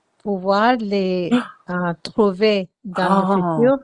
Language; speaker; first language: French; non-native, learner; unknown